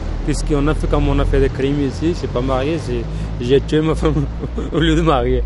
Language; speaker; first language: French; non-native, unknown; Urdu